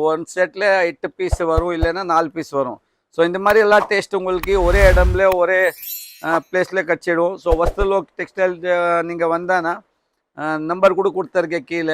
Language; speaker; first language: Tamil; non-native, learner; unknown